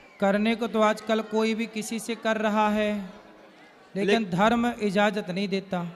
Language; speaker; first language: Hindi; native; Hindi